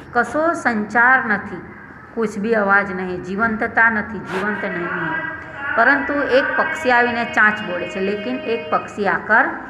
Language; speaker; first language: Hindi; non-native, local second language; Gujarati